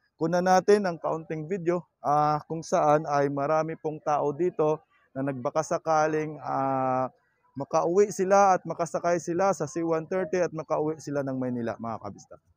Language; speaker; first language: Filipino; non-native, local second language; Cebuano